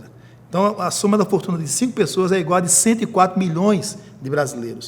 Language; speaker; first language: Portuguese; native; Portuguese